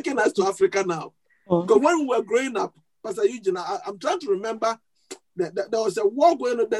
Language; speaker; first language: English; non-native, local second language; Akan